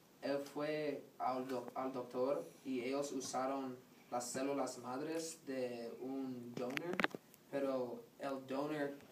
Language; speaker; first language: Spanish; non-native, learner; English